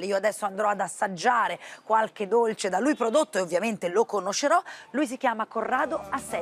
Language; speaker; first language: Italian; native; Italian